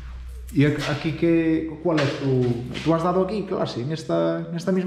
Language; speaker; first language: Spanish; native; Spanish